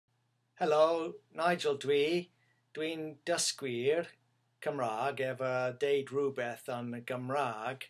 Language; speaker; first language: Welsh; non-native, learner; English